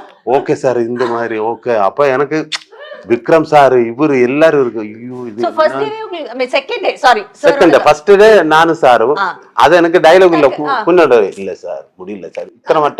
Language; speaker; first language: Tamil; non-native, learner; Malayalam